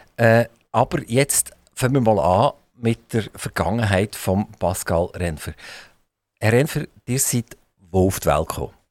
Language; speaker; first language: German; native; German